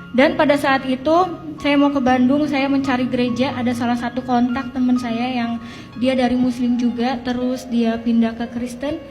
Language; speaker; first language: Indonesian; native; Indonesian